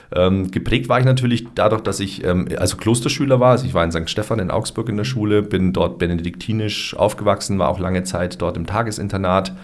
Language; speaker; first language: German; native; German